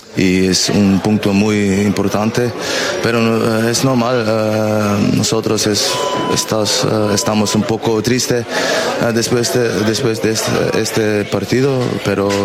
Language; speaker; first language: Spanish; non-native, learner; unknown